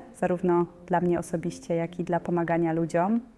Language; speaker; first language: Polish; non-native, fluent; Slovenian